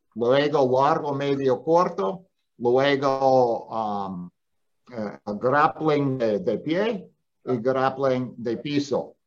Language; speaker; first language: Spanish; non-native, fluent; English